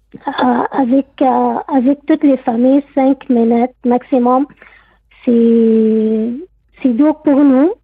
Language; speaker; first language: French; non-native, learner; Arabic